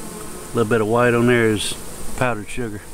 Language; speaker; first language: English; native; English